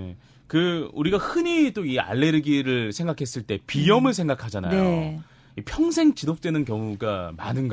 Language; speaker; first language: Korean; native; Korean